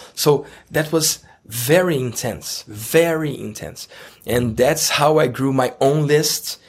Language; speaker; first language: English; non-native, fluent; Portuguese